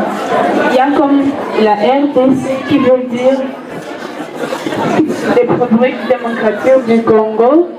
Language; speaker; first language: French; non-native, local second language; Kinyarwanda